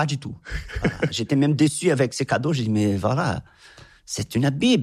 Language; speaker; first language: French; non-native, fluent; Portuguese